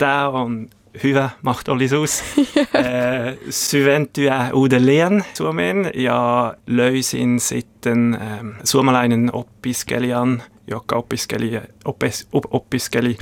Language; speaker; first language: Finnish; non-native, fluent; German